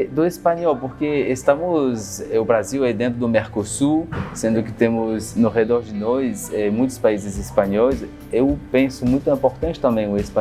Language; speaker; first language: Portuguese; non-native, fluent; French